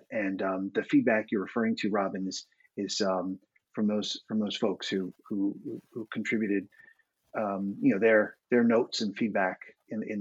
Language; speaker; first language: English; native; English